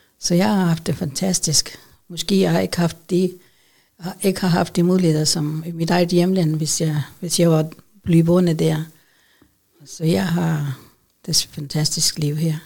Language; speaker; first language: Danish; non-native, fluent; Urdu